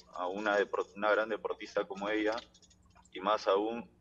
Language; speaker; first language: Spanish; native; Spanish